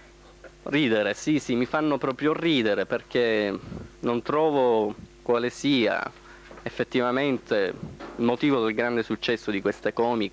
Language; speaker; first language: Italian; native; Italian